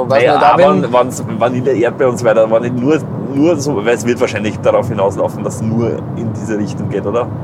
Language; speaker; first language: German; native; German